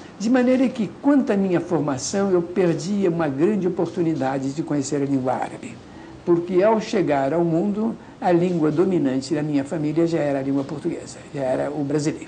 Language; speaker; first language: Portuguese; native; Portuguese